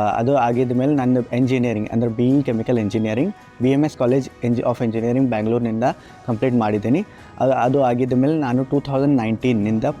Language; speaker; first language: Kannada; non-native, local second language; Urdu